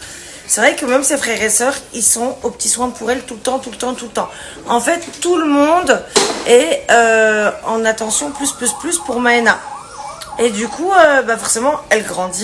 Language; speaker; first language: French; native; French